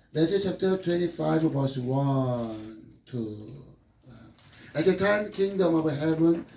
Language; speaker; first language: English; non-native, learner; Korean